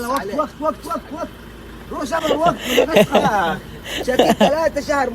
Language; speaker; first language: Arabic; native; Arabic